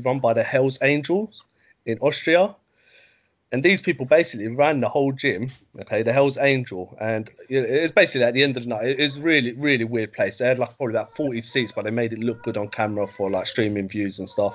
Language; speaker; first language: English; native; English